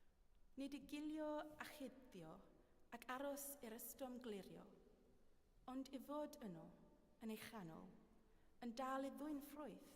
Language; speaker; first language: Welsh; non-native, fluent; English